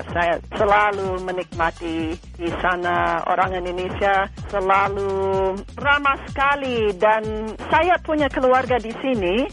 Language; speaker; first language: Indonesian; non-native, fluent; English